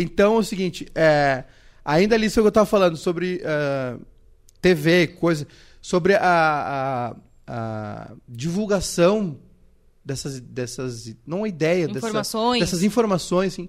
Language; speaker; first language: Portuguese; native; Portuguese